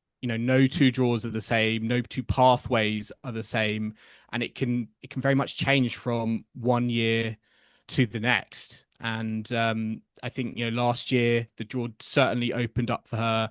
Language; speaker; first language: English; native; English